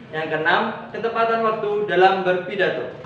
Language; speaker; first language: Indonesian; native; Indonesian